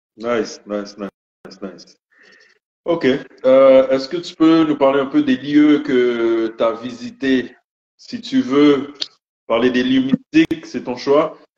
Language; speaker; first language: French; native; French